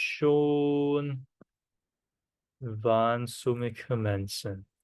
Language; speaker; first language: Dutch; non-native, learner; Korean